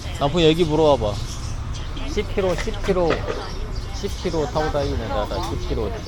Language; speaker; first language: Korean; native; Korean